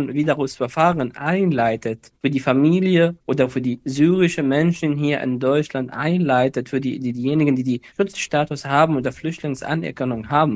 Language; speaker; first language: German; non-native, fluent; Arabic